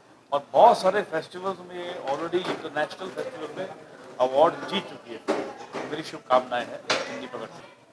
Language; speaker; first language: Hindi; native; Hindi